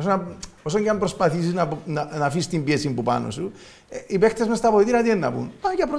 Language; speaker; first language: Greek; native; Greek